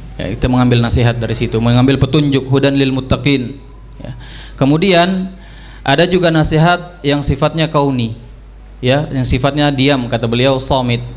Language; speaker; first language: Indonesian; native; Indonesian